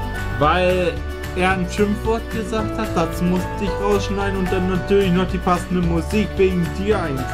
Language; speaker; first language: German; native; German